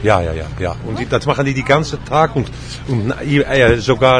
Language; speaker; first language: German; non-native, learner; Dutch